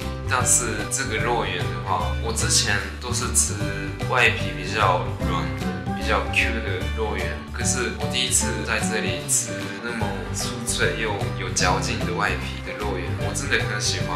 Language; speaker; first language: Chinese; non-native, fluent; Japanese